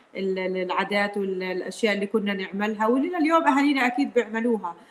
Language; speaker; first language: Arabic; native; Arabic